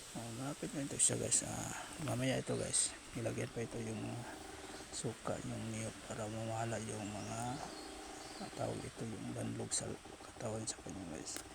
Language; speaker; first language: Filipino; non-native, local second language; Cebuano